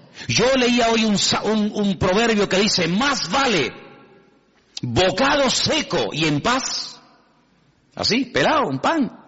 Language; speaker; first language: Spanish; native; Spanish